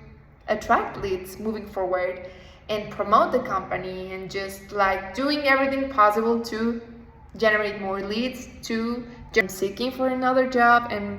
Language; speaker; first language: English; non-native, fluent; Spanish